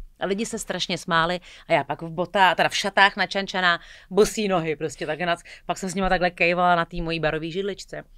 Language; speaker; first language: Czech; native; Czech